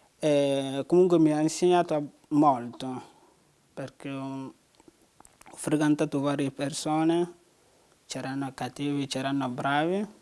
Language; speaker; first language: Italian; non-native, learner; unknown